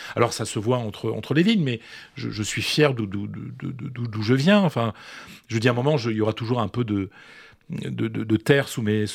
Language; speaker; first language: French; native; French